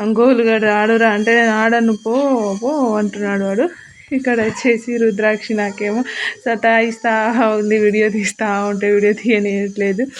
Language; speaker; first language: Telugu; non-native, local second language; Lambadi